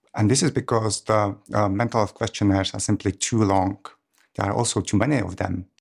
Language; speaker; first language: English; non-native, fluent; Czech